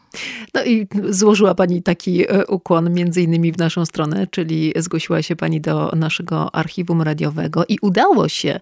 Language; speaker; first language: Polish; native; Polish